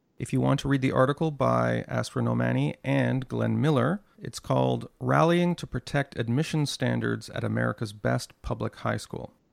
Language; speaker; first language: English; native; English